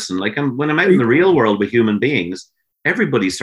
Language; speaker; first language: English; native; English